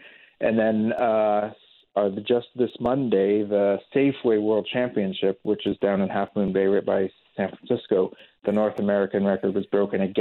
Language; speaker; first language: English; native; English